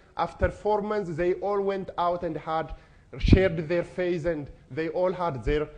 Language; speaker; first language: English; non-native, fluent; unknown